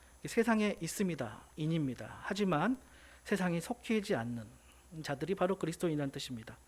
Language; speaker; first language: Korean; native; Korean